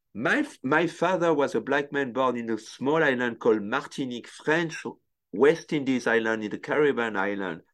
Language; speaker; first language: English; non-native, fluent; French